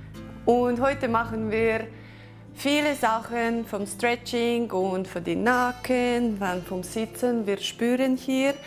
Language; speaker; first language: German; non-native, learner; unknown